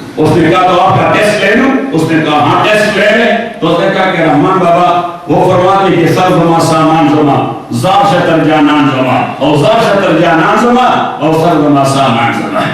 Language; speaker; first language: Urdu; non-native, local second language; Pashto